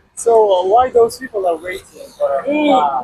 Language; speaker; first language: English; non-native, learner; Mongolian